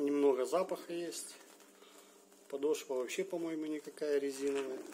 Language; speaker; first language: Russian; native; Russian